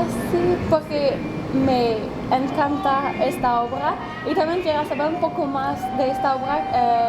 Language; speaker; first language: Spanish; non-native, learner; French